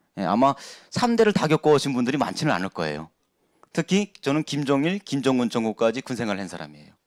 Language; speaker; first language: Korean; native; Korean